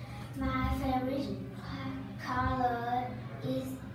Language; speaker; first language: English; non-native, learner; Vietnamese